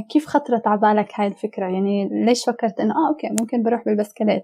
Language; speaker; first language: Arabic; native; Arabic